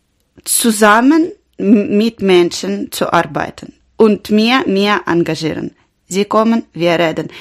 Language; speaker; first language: German; non-native, learner; Ukrainian